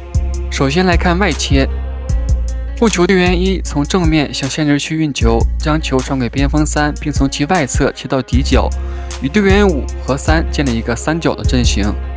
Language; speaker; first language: Chinese; native; Chinese